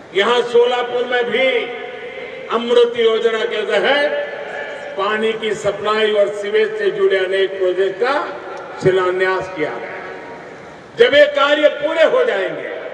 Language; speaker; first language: Hindi; non-native, local second language; Gujarati